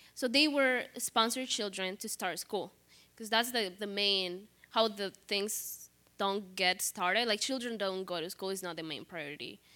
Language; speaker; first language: English; non-native, fluent; Spanish